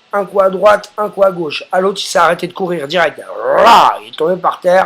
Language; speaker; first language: French; native; French